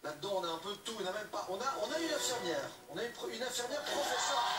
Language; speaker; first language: French; native; French